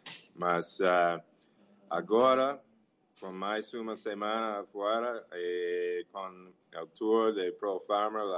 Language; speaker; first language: Portuguese; non-native, learner; English